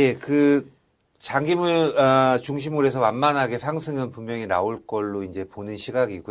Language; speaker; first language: Korean; native; Korean